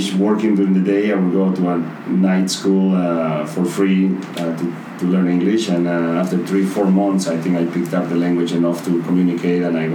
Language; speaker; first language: English; non-native, fluent; Spanish